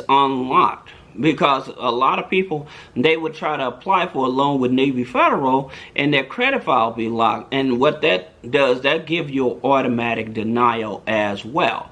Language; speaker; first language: English; native; English